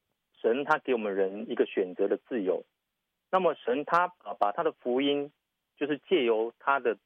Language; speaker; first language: Chinese; native; Chinese